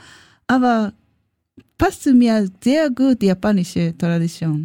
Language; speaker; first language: German; non-native, learner; Japanese